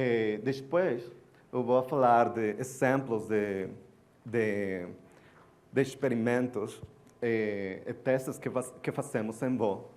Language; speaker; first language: Portuguese; non-native, learner; Spanish